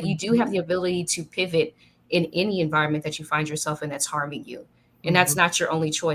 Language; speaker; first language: English; native; English